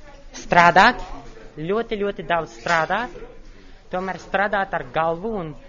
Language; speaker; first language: Latvian; non-native, local second language; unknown